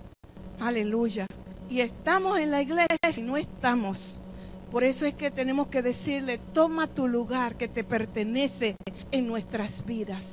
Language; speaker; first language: Spanish; native; Spanish